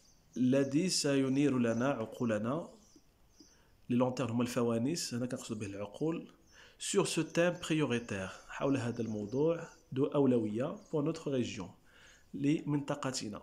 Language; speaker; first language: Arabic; native; Arabic